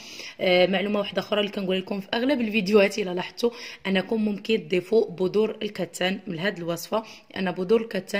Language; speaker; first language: Arabic; native; Arabic